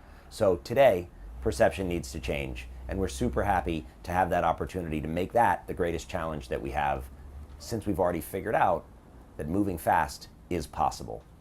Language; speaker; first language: English; native; English